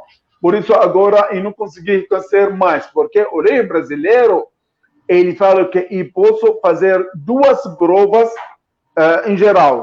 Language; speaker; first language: Portuguese; non-native, fluent; Arabic